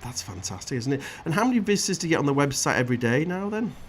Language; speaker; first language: English; native; English